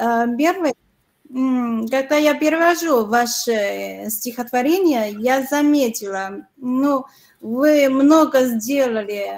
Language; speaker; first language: Russian; non-native, fluent; Chinese